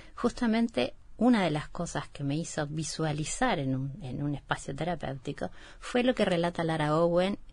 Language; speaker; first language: Spanish; native; Spanish